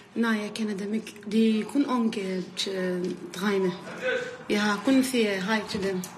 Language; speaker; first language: Danish; non-native, learner; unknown